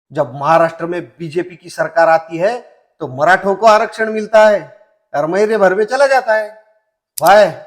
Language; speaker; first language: Hindi; non-native, local second language; Marathi